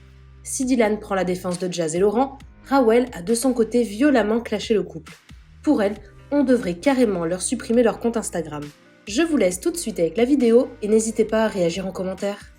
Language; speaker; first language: French; native; French